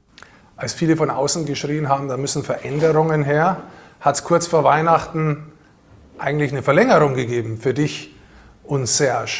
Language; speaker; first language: German; native; German